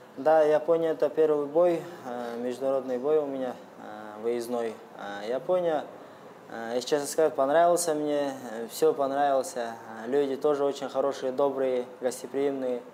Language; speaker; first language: Russian; non-native, local second language; Kyrgyz